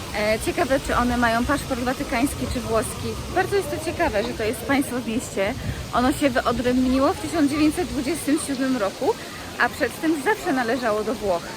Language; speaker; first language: Polish; early bilingual, heritage; Polish